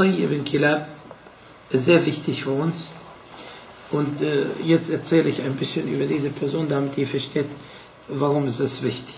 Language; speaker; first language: German; non-native, fluent; Arabic